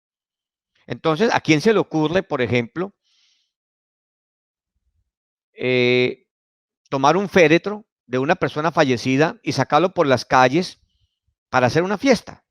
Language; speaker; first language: Spanish; native; Spanish